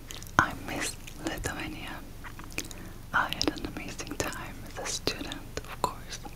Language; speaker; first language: English; non-native, fluent; Turkish